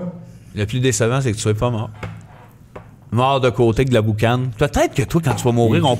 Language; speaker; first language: French; native; French